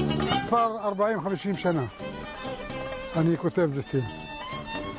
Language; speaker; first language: Hebrew; non-native, local second language; Arabic